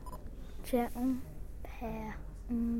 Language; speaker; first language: French; non-native, learner; English